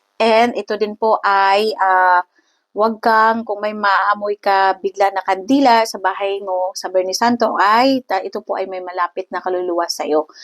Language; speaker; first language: Filipino; non-native, local second language; Cebuano